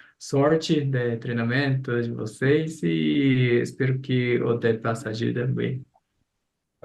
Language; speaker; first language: Portuguese; non-native, fluent; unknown